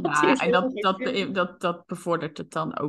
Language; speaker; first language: Dutch; native; Dutch